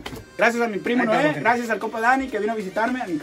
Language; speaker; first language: Spanish; native; Spanish